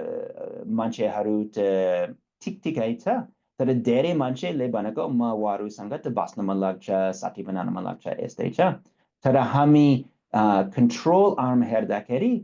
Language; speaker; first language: Nepali; non-native, fluent; English